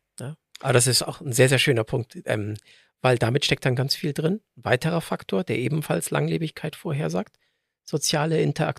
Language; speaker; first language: German; native; German